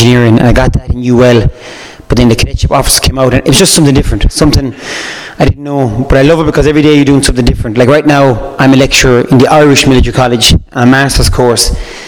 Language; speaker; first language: English; native; English